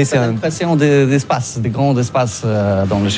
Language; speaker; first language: French; non-native, learner; Polish